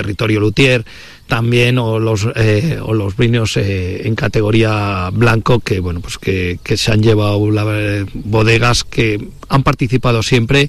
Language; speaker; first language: Spanish; native; Spanish